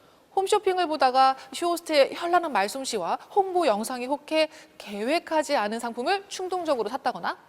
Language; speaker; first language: Korean; native; Korean